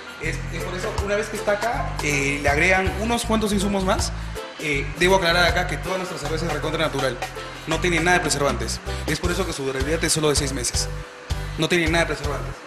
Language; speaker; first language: Spanish; native; Spanish